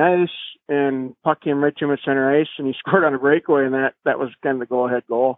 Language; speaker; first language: English; native; English